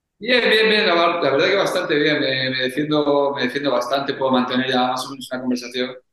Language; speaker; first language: Spanish; native; Spanish